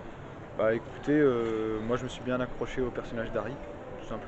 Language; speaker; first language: French; native; French